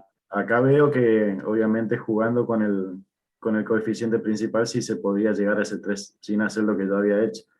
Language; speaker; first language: Spanish; native; Spanish